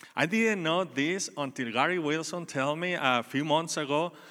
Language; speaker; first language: English; non-native, learner; Spanish